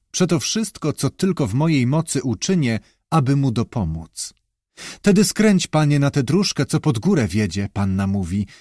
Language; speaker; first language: Polish; native; Polish